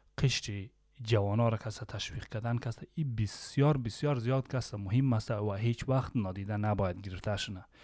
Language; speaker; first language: Persian; native; Persian